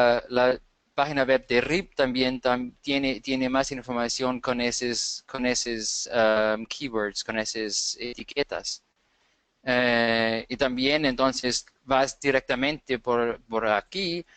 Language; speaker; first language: Spanish; non-native, fluent; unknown